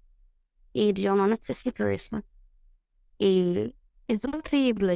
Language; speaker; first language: Spanish; non-native, fluent; Portuguese